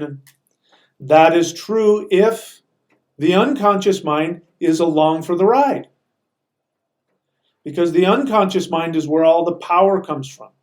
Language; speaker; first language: English; native; English